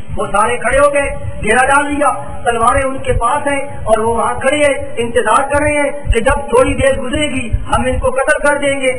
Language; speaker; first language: Urdu; non-native, local second language; Punjabi